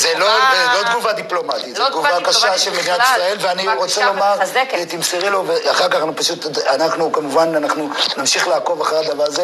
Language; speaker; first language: Hebrew; native; Hebrew